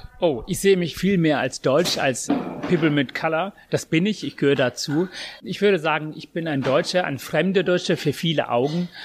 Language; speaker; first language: German; non-native, fluent; Tamil